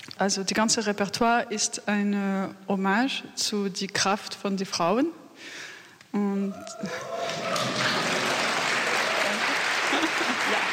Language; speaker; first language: German; non-native, learner; French